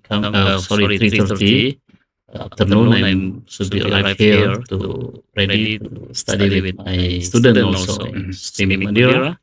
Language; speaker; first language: English; non-native, learner; Indonesian